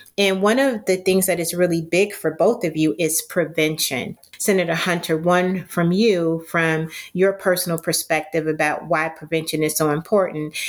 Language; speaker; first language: English; native; English